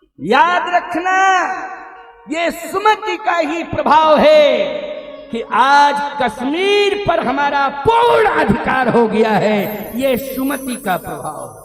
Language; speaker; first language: Hindi; native; Hindi